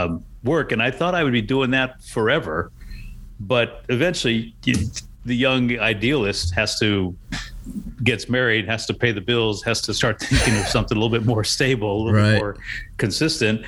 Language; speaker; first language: English; native; English